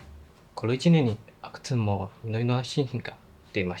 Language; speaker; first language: Japanese; non-native, learner; Chinese